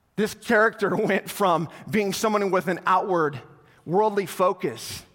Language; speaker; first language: English; native; English